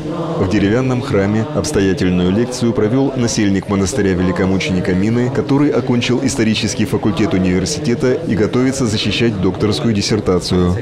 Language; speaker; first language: Russian; native; Russian